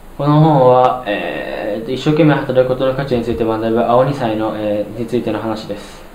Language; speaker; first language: Japanese; native; Japanese